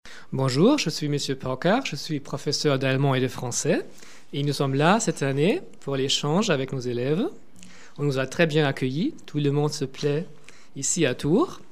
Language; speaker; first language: French; non-native, fluent; German